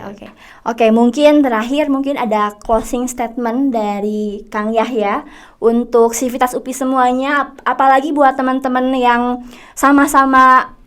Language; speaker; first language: Indonesian; non-native, fluent; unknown